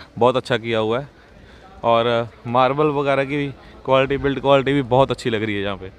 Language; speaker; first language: Hindi; non-native, local second language; Punjabi